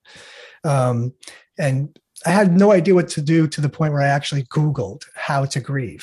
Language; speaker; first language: English; native; English